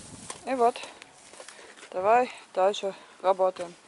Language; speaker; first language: Russian; non-native, fluent; German